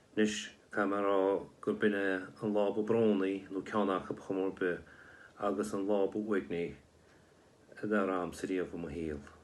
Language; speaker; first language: Irish; native; Irish